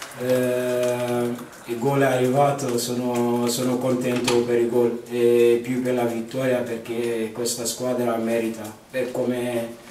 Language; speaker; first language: Italian; non-native, fluent; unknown